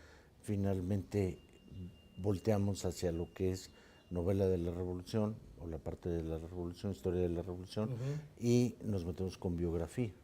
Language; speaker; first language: Spanish; native; Spanish